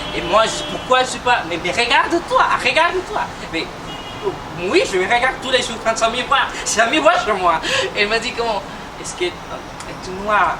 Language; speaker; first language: French; non-native, fluent; Spanish